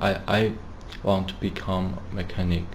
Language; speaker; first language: English; non-native, learner; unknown